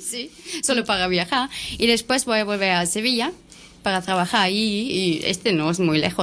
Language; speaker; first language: Spanish; non-native, learner; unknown